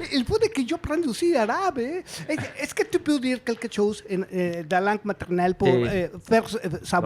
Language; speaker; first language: French; non-native, learner; Spanish